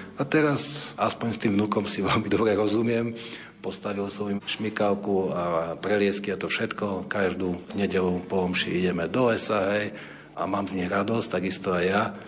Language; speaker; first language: Slovak; native; Slovak